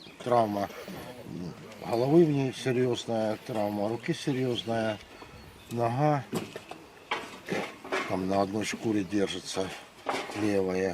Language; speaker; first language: Russian; native; Russian